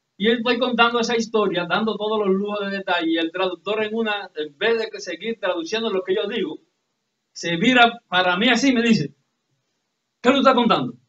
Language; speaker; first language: Spanish; native; Spanish